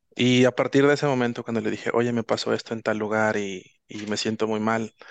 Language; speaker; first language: Spanish; native; Spanish